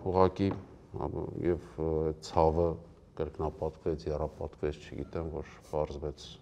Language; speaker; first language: Armenian; native; Armenian